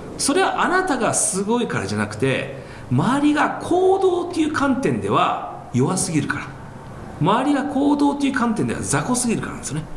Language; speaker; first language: Japanese; early bilingual, heritage; Japanese